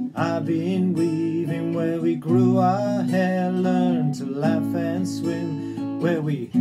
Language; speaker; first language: English; native; English